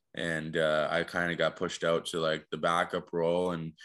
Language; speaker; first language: English; native; English